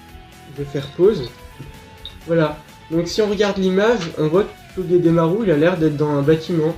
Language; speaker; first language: French; native; French